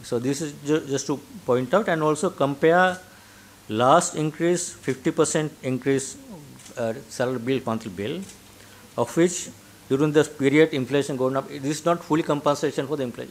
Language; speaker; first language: English; non-native, local second language; Sinhala